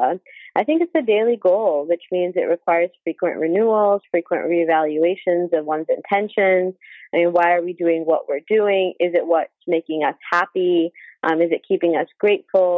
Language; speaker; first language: English; native; English